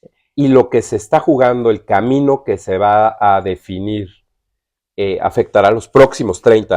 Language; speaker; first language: Spanish; native; Spanish